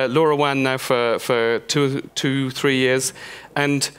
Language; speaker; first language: English; native; English